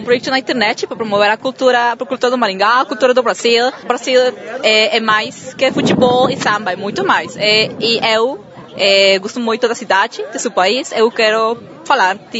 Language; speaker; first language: Portuguese; non-native, fluent; Spanish